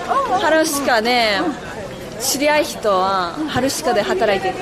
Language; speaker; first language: Japanese; non-native, learner; English